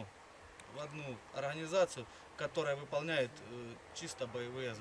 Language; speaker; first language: Russian; native; Russian